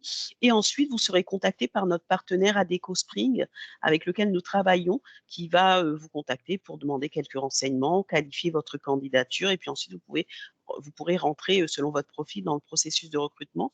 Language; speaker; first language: French; native; French